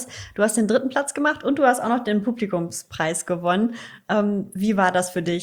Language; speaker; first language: German; native; German